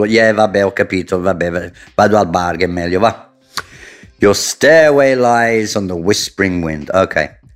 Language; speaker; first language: Italian; non-native, fluent; English